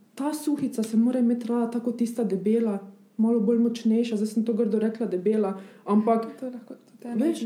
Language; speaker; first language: Slovenian; early bilingual, other home language; Bosnian